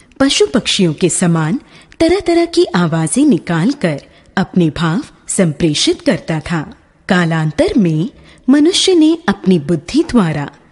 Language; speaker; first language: Hindi; native; Hindi